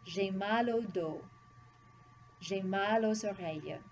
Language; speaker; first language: French; non-native, fluent; English